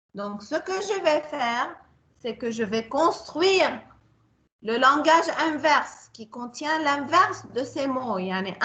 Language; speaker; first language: French; non-native, local second language; Arabic